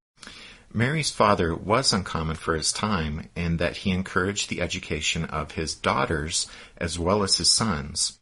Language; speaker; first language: English; native; English